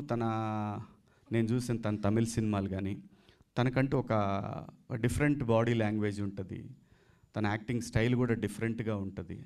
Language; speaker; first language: Telugu; native; Telugu